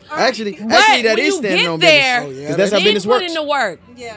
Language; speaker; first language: English; native; English